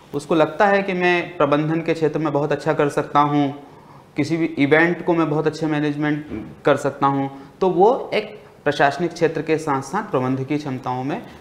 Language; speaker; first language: Hindi; native; Hindi